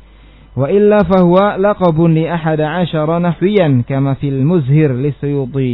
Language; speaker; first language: Arabic; non-native, fluent; Indonesian